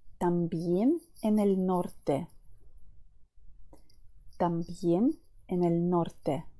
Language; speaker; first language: Spanish; non-native, fluent; Ukrainian